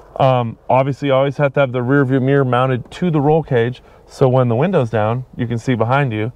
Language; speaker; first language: English; native; English